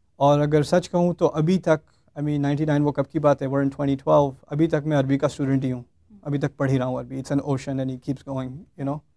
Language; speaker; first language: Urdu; early bilingual, heritage; Urdu